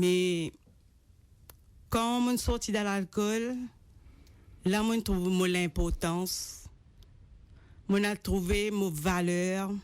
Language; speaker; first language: French; non-native, local second language; Morisyen